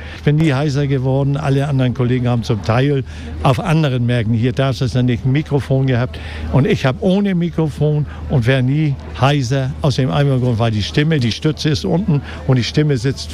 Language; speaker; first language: German; native; German